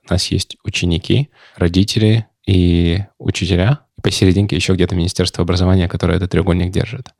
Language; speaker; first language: Russian; native; Russian